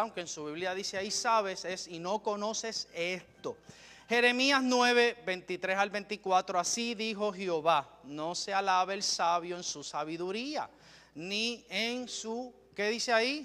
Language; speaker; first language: Spanish; native; Spanish